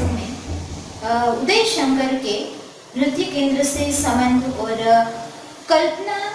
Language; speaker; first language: Hindi; non-native, local second language; Gujarati